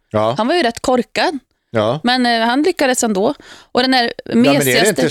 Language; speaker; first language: Swedish; native; Swedish